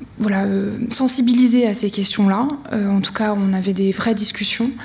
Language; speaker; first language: French; native; French